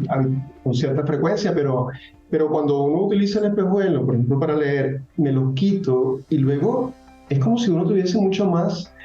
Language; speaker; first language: Spanish; native; Spanish